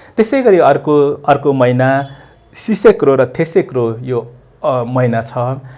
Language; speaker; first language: Nepali; non-native, local second language; Limbu